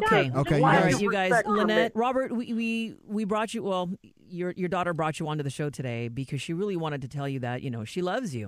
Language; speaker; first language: English; native; English